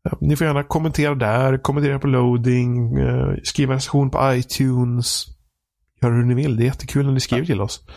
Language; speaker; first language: Swedish; native; Swedish